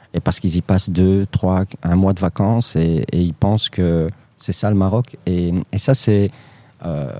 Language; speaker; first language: French; early bilingual, other home language; Riffian